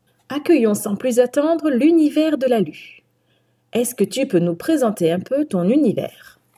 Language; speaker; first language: French; native; French